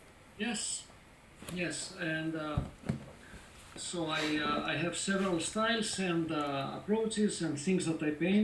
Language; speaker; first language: English; non-native, fluent; Greek